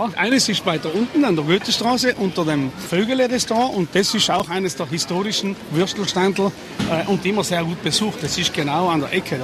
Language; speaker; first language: German; native; German